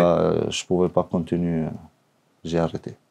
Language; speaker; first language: French; non-native, learner; Albanian